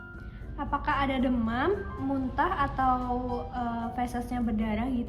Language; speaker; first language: Indonesian; native; Indonesian